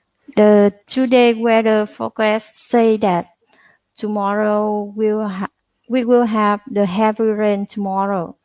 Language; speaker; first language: English; non-native, learner; Vietnamese